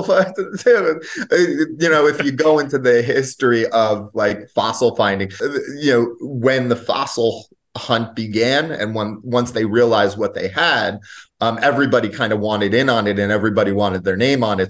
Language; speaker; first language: English; native; English